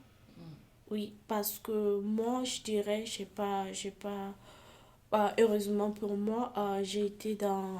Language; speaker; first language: French; non-native, fluent; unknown